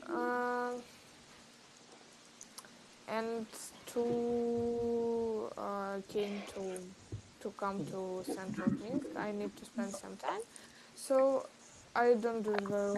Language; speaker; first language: English; non-native, learner; Russian